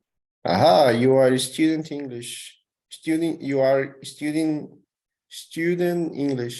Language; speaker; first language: English; non-native, learner; Portuguese